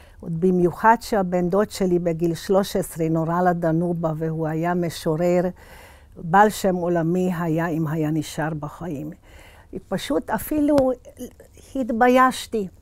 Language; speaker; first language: Hebrew; early bilingual, other home language; Hungarian